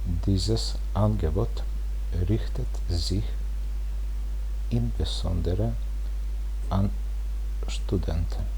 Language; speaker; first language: German; non-native, fluent; Serbian